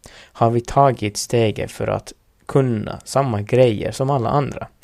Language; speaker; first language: Swedish; non-native, fluent; Northern Sami